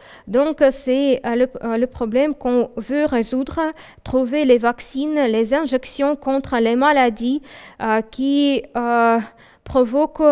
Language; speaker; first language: French; non-native, fluent; Russian